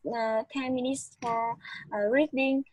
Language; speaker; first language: English; non-native, learner; Vietnamese